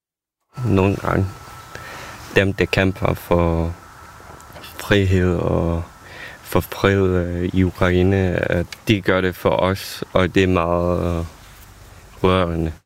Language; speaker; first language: Danish; non-native, fluent; Ukrainian